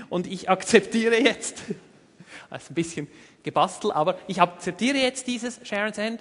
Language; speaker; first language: German; native; German